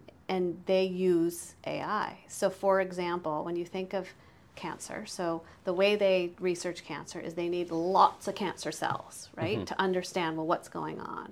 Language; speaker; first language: English; native; English